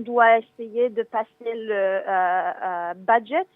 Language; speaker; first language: French; non-native, learner; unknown